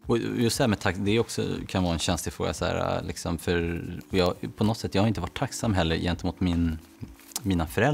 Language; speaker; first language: Swedish; native; Swedish